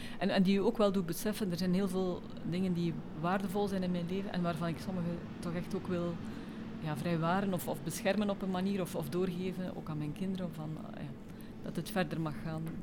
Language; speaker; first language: Dutch; native; Dutch